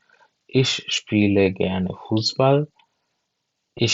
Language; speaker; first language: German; non-native, fluent; Bangla